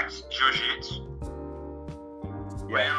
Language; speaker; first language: English; non-native, learner; Portuguese